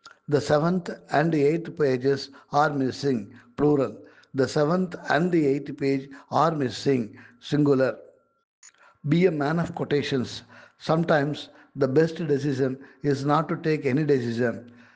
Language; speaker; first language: English; non-native, local second language; Tamil